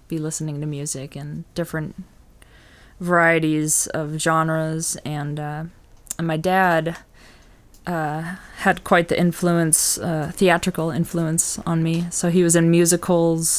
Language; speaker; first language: English; native; English